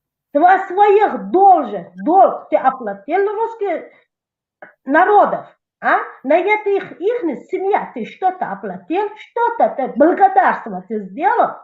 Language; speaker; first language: Russian; non-native, local second language; Tajik